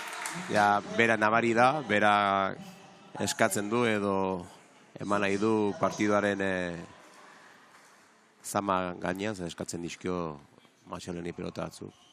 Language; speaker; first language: Basque; native; Basque